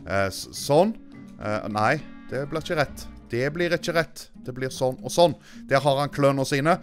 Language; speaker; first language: Norwegian; native; Norwegian